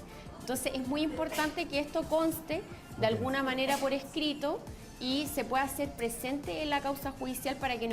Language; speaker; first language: Spanish; native; Spanish